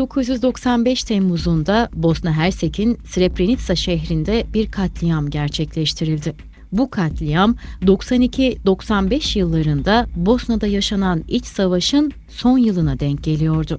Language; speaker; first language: Turkish; native; Turkish